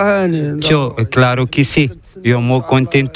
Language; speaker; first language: Spanish; non-native, learner; Arabic